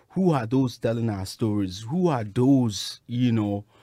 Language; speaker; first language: English; non-native, local second language; Yoruba